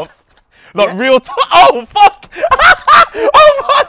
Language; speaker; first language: English; native; English